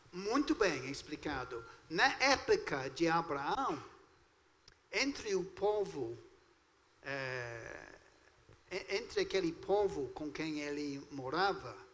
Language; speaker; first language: Portuguese; non-native, fluent; English